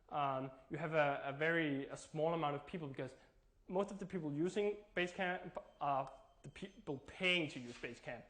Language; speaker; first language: English; non-native, fluent; Danish